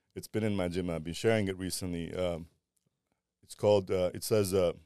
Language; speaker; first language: English; early bilingual, other home language; Armenian